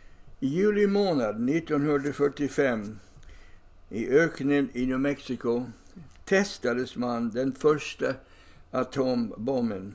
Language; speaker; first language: Swedish; non-native, fluent; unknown